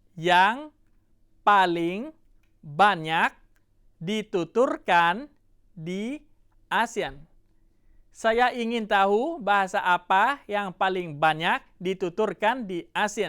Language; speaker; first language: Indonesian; non-native, fluent; Thai